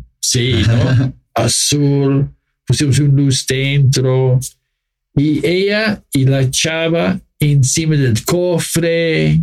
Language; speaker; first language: Spanish; non-native, fluent; English